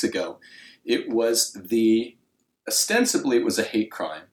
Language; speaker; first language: English; native; English